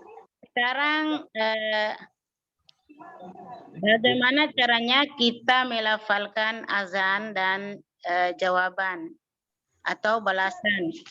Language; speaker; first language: Indonesian; native; Indonesian